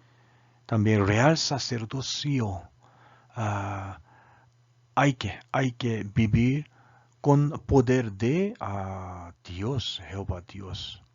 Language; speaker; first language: Spanish; non-native, learner; Korean